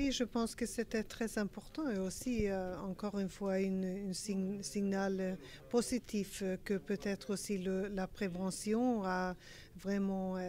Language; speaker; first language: French; non-native, learner; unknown